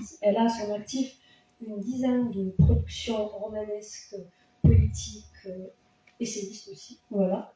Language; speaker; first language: French; non-native, local second language; Arabic